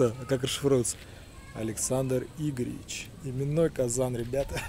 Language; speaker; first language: Russian; native; Russian